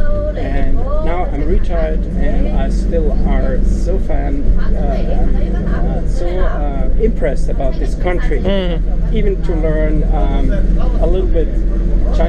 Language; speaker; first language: English; non-native, fluent; German